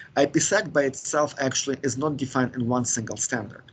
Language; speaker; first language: English; non-native, fluent; Ukrainian